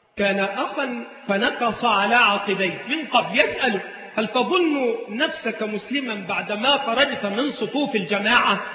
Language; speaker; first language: Arabic; native; Arabic